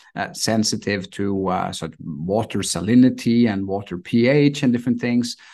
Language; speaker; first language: English; non-native, fluent; Norwegian